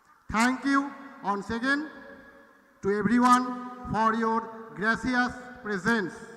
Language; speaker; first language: English; non-native, local second language; Bangla